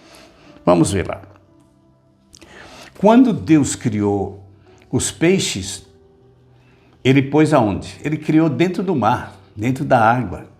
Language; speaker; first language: Portuguese; native; Portuguese